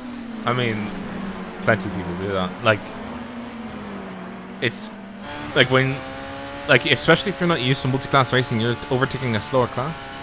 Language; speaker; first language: English; native; English